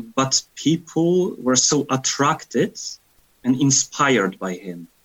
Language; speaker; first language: English; non-native, fluent; Polish